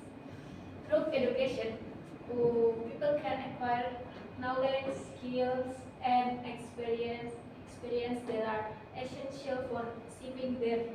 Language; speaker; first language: English; non-native, learner; Indonesian